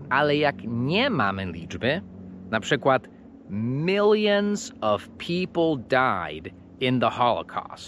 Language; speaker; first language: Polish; non-native, fluent; English